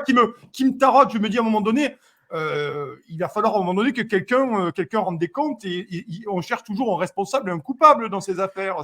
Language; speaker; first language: French; native; French